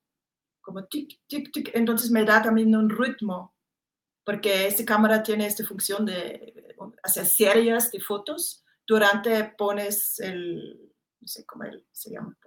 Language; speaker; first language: Spanish; non-native, fluent; German